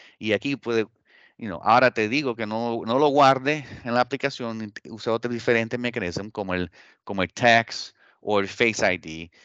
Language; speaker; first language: Spanish; early bilingual, heritage; Spanish